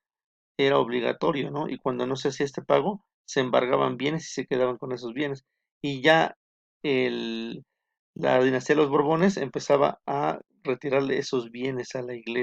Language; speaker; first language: Spanish; native; Spanish